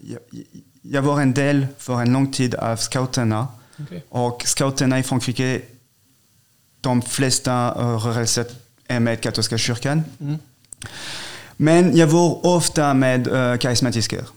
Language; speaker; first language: Swedish; non-native, fluent; French